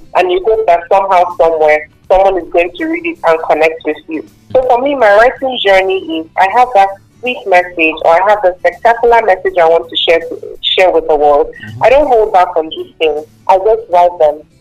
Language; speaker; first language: English; non-native, local second language; Igbo